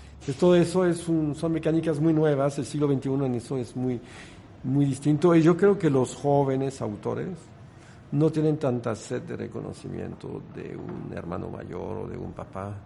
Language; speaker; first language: Spanish; non-native, fluent; French